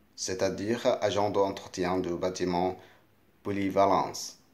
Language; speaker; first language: French; non-native, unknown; Arabic